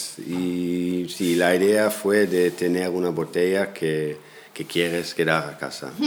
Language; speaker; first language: Spanish; non-native, fluent; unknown